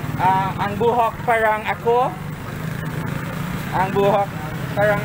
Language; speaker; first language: Filipino; non-native, learner; English